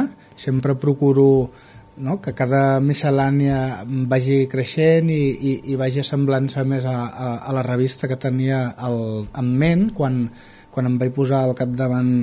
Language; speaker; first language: Catalan; native; Catalan